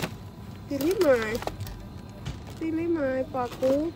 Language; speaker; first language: Danish; non-native, learner; Thai